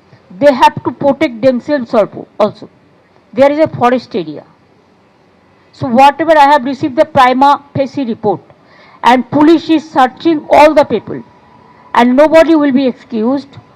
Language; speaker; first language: English; non-native, local second language; Bangla